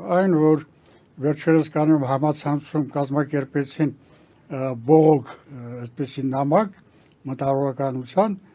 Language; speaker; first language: Armenian; native; Armenian